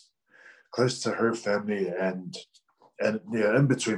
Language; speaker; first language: English; native; English